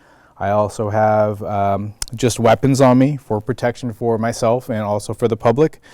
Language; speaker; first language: English; native; English